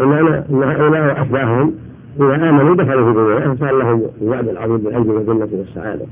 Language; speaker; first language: Arabic; native; Arabic